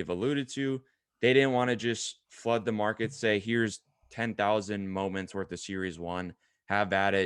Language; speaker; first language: English; native; English